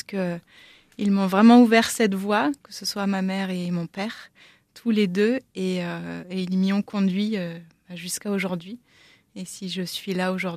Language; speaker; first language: French; native; French